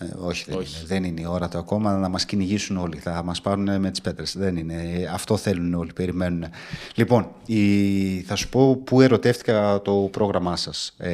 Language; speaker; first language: Greek; early bilingual, heritage; Greek